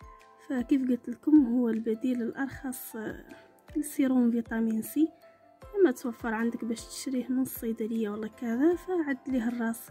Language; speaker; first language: Arabic; native; Arabic